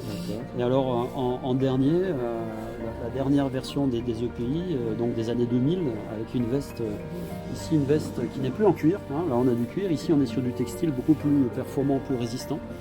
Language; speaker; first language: French; native; French